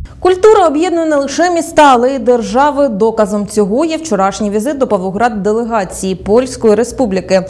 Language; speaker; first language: Ukrainian; native; Ukrainian